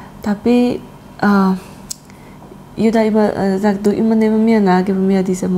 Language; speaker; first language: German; non-native, learner; Chinese